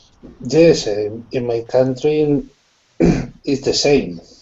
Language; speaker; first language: English; non-native, learner; Spanish